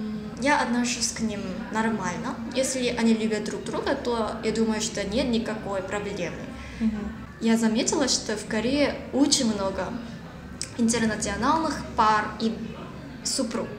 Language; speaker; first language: Russian; non-native, learner; Korean